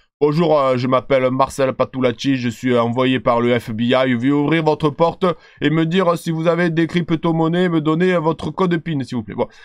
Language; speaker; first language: French; native; French